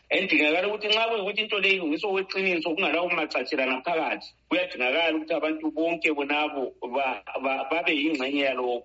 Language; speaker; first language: North Ndebele; native; North Ndebele